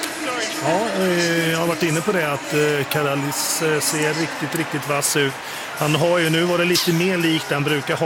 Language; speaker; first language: Swedish; native; Swedish